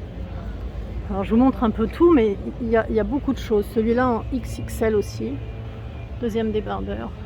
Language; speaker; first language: French; native; French